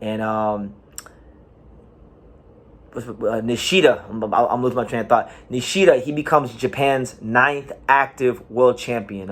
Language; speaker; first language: English; native; English